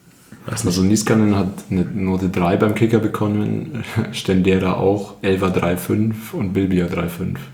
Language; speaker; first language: German; native; German